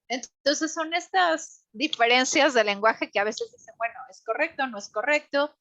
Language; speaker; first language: Spanish; native; Spanish